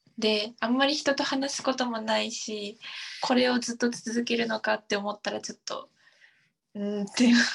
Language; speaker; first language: Japanese; native; Japanese